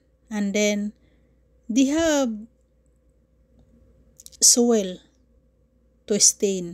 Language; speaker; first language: English; non-native, learner; Filipino